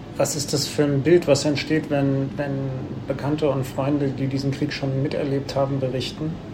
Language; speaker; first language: German; native; German